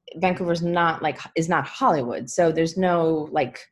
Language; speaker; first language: English; native; English